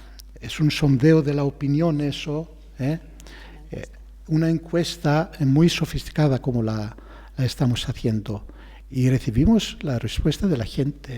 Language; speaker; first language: Spanish; non-native, fluent; Greek